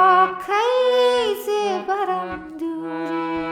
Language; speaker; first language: Persian; native; Persian